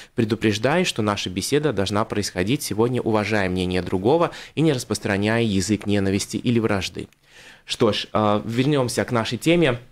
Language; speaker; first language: Russian; native; Russian